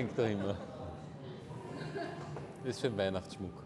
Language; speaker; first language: German; native; German